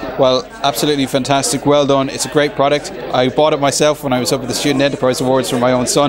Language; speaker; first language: English; native; English